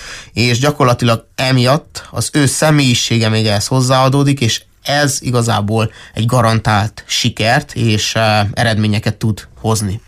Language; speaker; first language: Hungarian; native; Hungarian